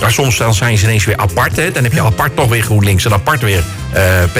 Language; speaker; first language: Dutch; native; Dutch